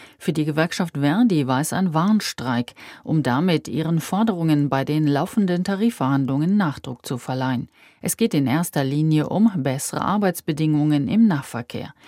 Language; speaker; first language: German; native; German